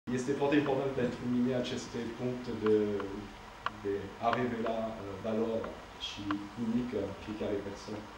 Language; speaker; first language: Romanian; non-native, learner; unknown